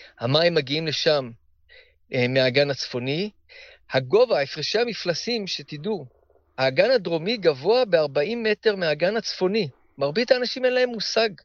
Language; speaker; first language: Hebrew; early bilingual, heritage; Hebrew